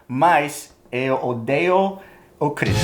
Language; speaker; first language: Portuguese; non-native, fluent; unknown